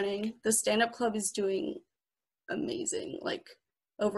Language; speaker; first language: English; native; English